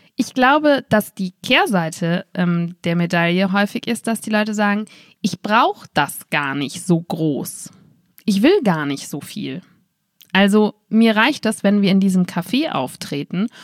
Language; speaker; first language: German; native; German